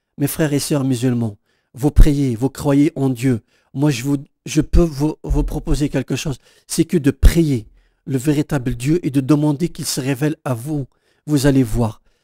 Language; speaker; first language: French; non-native, local second language; Kabyle